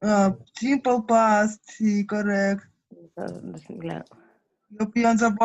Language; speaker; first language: Spanish; non-native, learner; Russian